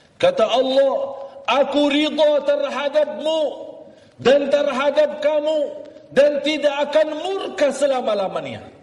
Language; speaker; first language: Malay; non-native, fluent; Arabic